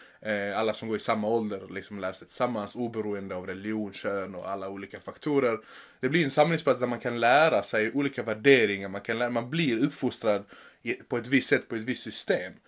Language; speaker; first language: Swedish; native; Swedish